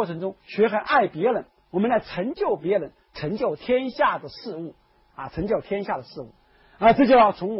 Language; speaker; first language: Chinese; native; Chinese